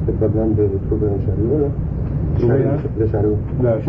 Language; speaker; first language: French; non-native, learner; Arabic